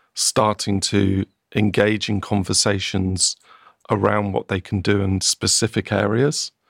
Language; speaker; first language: English; native; English